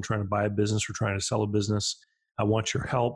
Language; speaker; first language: English; native; English